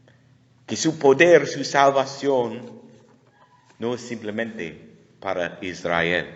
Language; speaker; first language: Spanish; non-native, learner; English